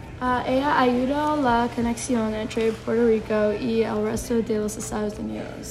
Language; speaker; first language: Spanish; non-native, learner; English